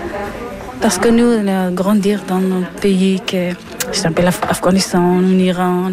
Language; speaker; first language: French; non-native, learner; Persian